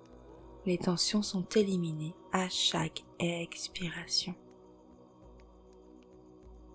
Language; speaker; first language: French; native; French